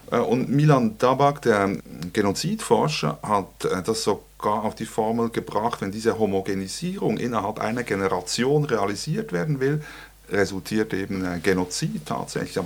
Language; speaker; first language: German; native; German